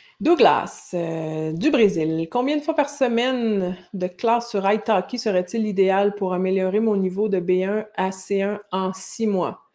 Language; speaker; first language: French; native; French